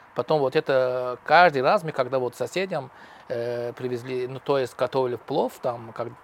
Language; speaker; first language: Russian; non-native, local second language; Tajik